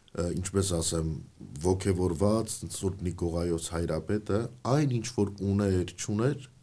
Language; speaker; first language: Armenian; native; Armenian